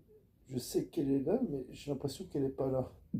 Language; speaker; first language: French; native; French